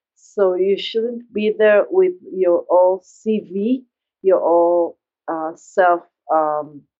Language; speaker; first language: English; non-native, learner; Hebrew